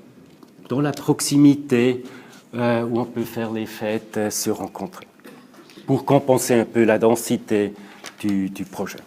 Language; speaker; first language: French; non-native, local second language; German